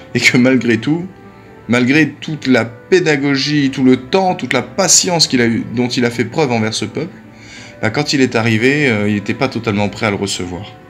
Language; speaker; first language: French; native; French